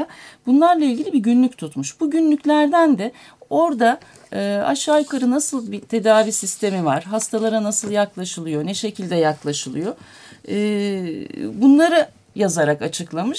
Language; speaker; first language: Turkish; native; Turkish